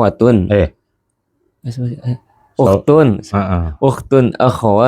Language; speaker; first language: Arabic; non-native, learner; Indonesian